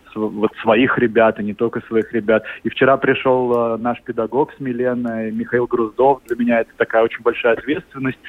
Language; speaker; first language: Russian; native; Russian